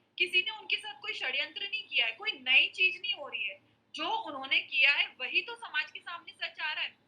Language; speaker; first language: Hindi; native; Hindi